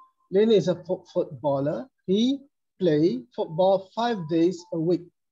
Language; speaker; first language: English; non-native, local second language; Malay